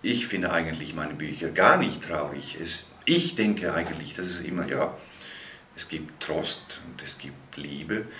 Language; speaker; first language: German; non-native, fluent; Dutch